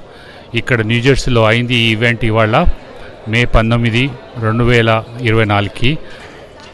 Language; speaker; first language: Telugu; native; Telugu